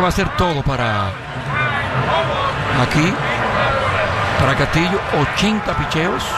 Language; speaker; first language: Spanish; native; Spanish